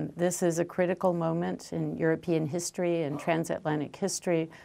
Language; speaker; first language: English; native; English